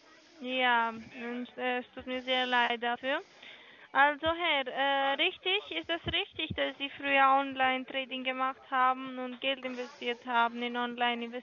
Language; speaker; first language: German; non-native, learner; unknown